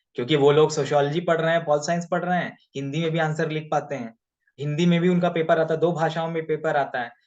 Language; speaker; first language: Hindi; native; Hindi